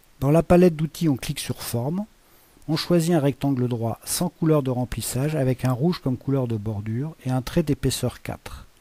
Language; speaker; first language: French; native; French